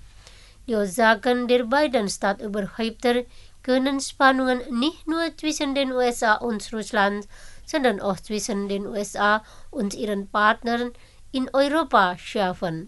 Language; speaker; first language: German; non-native, fluent; Indonesian